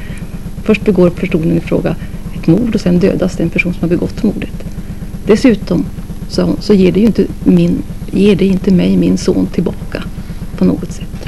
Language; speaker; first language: Swedish; native; Swedish